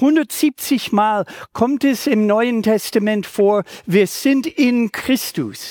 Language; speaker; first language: German; non-native, fluent; English